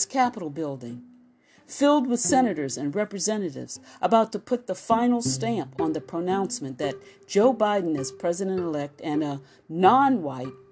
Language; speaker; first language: English; native; English